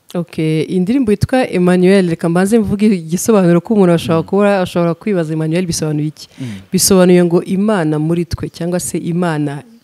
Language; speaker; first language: Kinyarwanda; early bilingual, heritage; Kinyarwanda